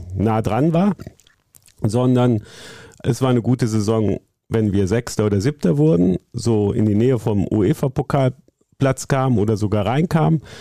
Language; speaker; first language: German; native; German